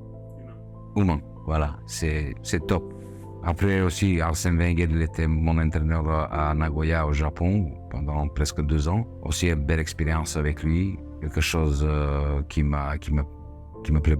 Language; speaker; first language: French; non-native, fluent; Serbian